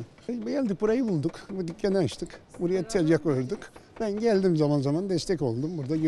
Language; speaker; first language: Turkish; native; Turkish